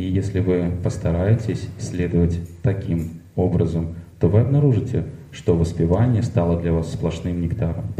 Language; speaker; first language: Russian; native; Russian